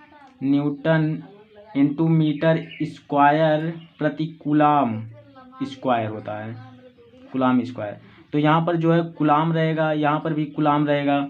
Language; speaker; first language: Hindi; native; Hindi